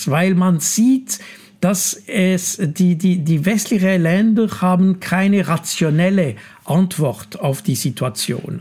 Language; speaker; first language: German; non-native, local second language; French